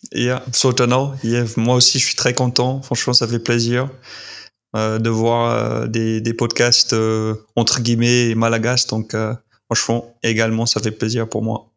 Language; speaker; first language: French; non-native, fluent; English